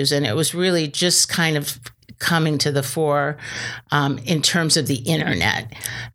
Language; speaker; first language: English; native; English